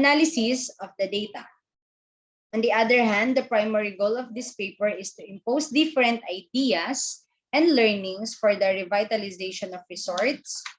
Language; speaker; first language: English; non-native, local second language; Filipino